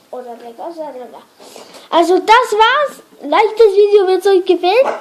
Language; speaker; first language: German; native; German